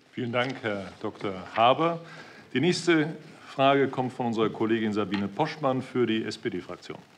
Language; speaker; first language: German; native; German